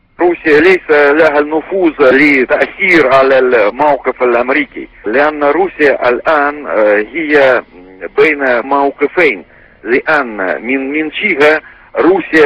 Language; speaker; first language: Arabic; non-native, fluent; Russian